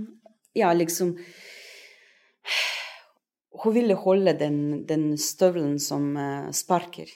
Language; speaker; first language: Norwegian; non-native, fluent; Russian